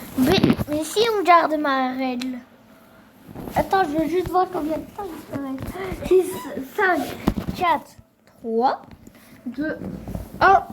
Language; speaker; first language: French; native; French